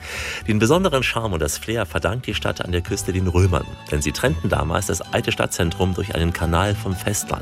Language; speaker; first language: German; native; German